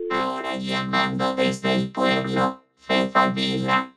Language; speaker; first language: Spanish; native; Spanish